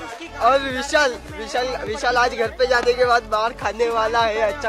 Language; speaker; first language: Hindi; non-native, local second language; Marathi